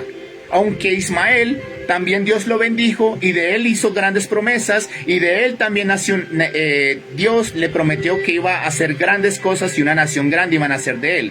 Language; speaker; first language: Spanish; native; Spanish